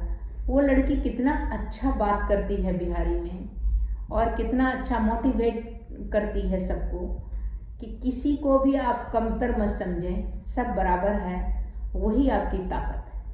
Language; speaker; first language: Hindi; native; Hindi